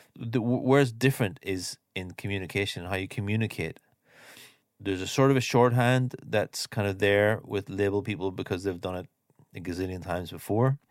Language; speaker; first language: English; native; English